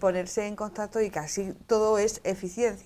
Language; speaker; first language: Spanish; native; Spanish